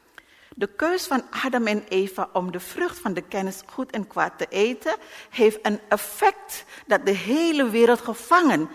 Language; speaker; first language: Dutch; non-native, learner; Indonesian